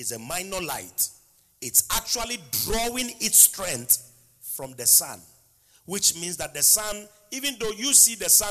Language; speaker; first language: English; non-native, local second language; Akan